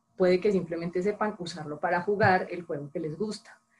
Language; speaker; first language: Spanish; native; Spanish